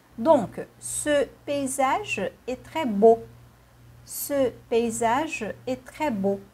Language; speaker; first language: French; non-native, fluent; Portuguese